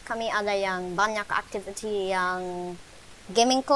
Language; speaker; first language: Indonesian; non-native, learner; English